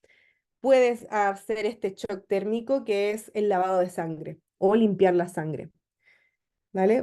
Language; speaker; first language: Spanish; native; Spanish